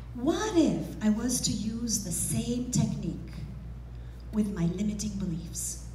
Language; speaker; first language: English; non-native, fluent; Romanian